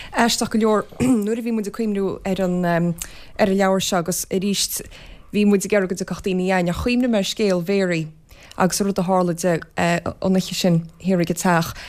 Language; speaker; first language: Irish; native; Irish